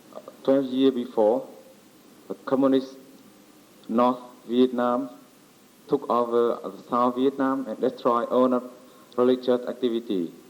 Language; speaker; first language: English; non-native, learner; Vietnamese